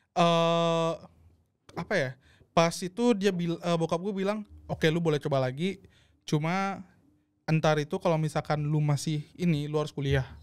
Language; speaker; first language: Indonesian; native; Indonesian